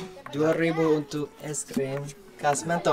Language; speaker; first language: Indonesian; non-native, learner; English